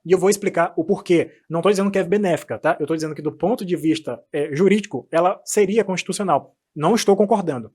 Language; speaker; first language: Portuguese; native; Portuguese